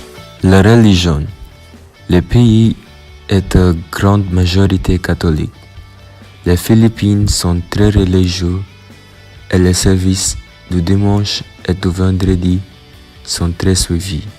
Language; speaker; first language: French; non-native, learner; Filipino